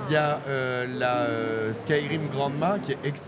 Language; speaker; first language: French; native; French